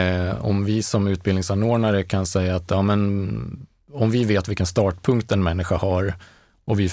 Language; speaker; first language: Swedish; native; Swedish